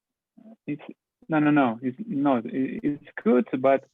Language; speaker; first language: English; non-native, learner; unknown